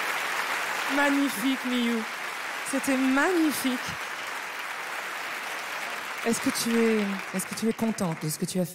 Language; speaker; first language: French; native; French